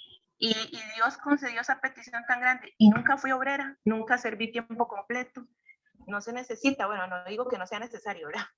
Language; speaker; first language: Spanish; native; Spanish